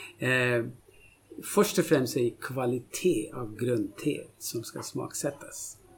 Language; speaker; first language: Swedish; non-native, fluent; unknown